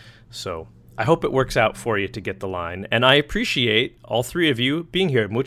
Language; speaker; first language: English; native; English